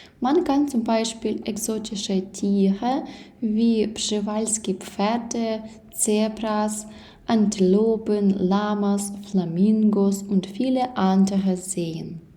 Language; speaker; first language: German; non-native, fluent; Ukrainian